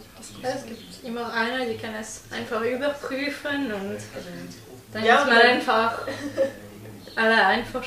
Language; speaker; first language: German; non-native, local second language; French